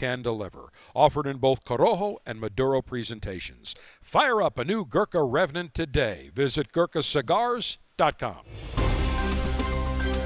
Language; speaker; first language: English; native; English